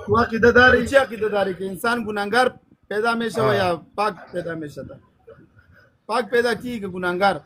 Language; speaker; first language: Persian; non-native, fluent; Pashto